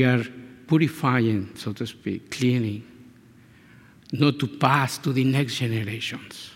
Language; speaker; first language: English; non-native, fluent; Spanish